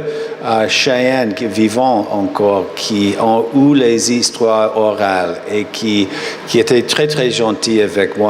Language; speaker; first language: French; non-native, fluent; English